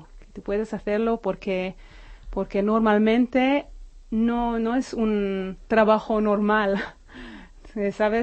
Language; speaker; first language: Spanish; non-native, fluent; Hebrew